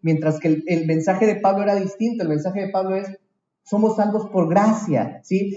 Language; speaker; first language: Spanish; native; Spanish